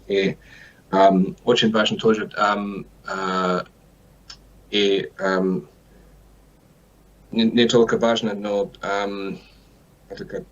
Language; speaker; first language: Russian; non-native, learner; English